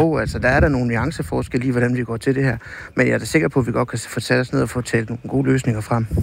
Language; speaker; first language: Danish; native; Danish